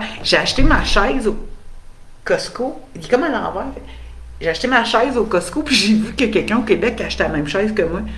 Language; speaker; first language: French; native; French